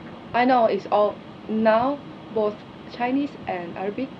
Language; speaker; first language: English; non-native, learner; Thai